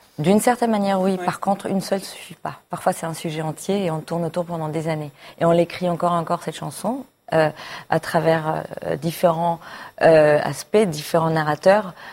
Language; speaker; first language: French; early bilingual, other home language; Hebrew